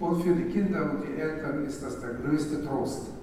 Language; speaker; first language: German; non-native, fluent; Russian